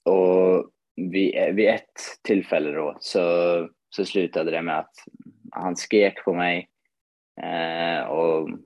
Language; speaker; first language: Swedish; early bilingual, other home language; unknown